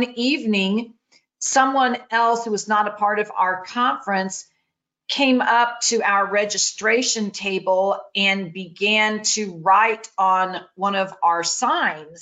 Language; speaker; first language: English; native; English